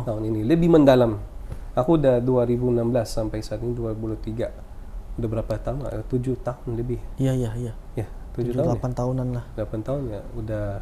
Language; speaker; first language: Indonesian; non-native, fluent; Filipino